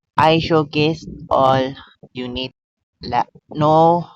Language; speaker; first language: English; non-native, local second language; Filipino